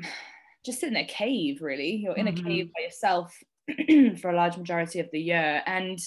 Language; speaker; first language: English; native; English